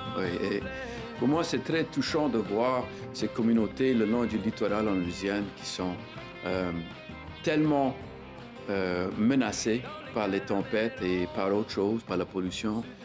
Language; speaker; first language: French; native; French